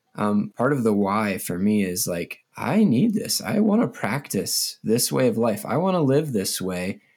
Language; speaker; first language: English; native; English